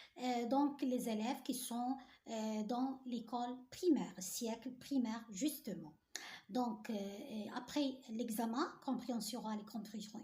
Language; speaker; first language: French; non-native, fluent; Arabic